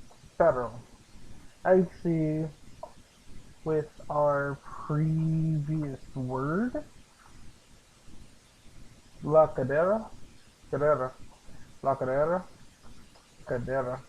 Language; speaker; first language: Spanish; non-native, learner; English